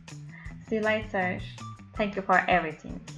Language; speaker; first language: English; non-native, learner; Turkish